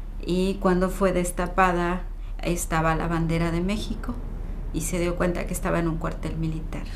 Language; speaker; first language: Spanish; native; Spanish